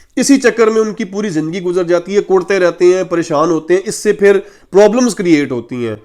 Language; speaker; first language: Urdu; native; Urdu